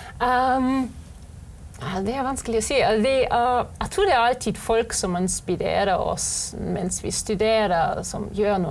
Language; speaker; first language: Norwegian; non-native, fluent; German